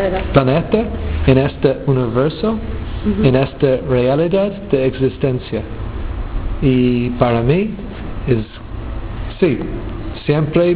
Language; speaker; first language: Spanish; non-native, learner; English